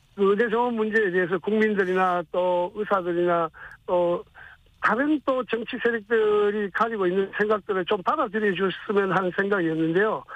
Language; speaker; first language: Korean; native; Korean